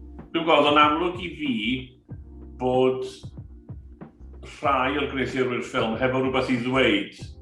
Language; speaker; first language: Welsh; native; Welsh